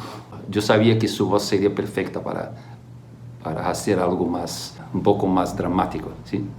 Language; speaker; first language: Spanish; non-native, fluent; Portuguese